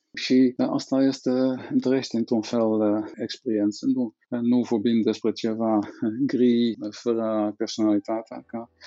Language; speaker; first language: Romanian; non-native, fluent; Dutch